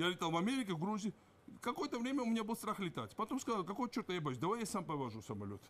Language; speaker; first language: Russian; non-native, local second language; Georgian